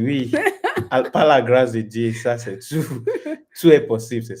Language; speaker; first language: French; non-native, learner; Yoruba